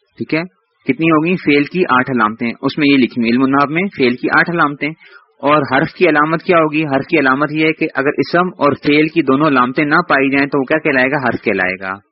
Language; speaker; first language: Urdu; native; Urdu